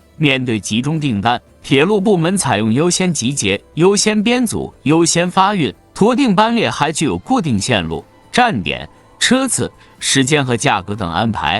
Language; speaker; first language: Chinese; native; Chinese